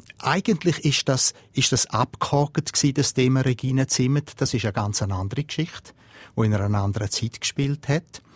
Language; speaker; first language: German; native; German